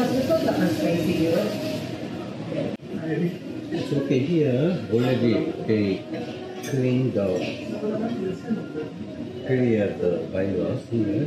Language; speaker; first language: English; non-native, learner; Korean